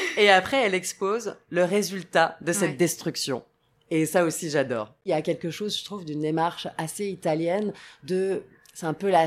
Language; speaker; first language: French; non-native, fluent; Italian